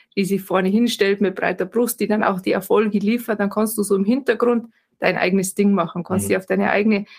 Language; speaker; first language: German; native; German